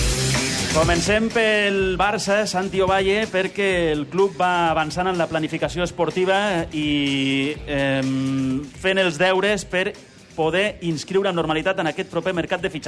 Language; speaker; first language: Catalan; native; Catalan